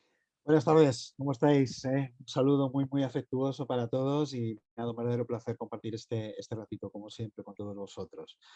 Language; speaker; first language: Spanish; native; Spanish